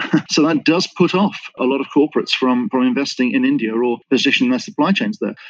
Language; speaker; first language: English; native; English